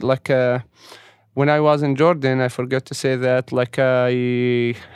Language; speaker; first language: English; non-native, learner; Arabic